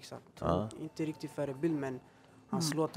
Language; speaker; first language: Swedish; early bilingual, other home language; Albanian